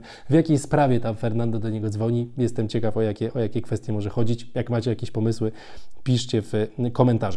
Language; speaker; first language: Polish; native; Polish